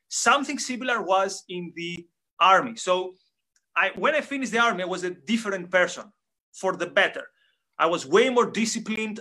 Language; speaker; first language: English; non-native, fluent; Greek